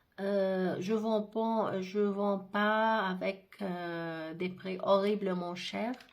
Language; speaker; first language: French; non-native, local second language; Arabic